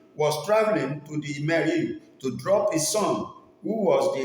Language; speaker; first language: English; non-native, local second language; Yoruba